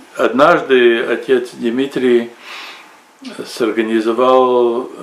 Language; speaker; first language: Russian; early bilingual, heritage; Russian